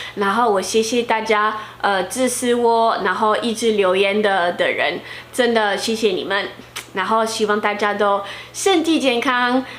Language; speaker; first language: Chinese; non-native, fluent; Portuguese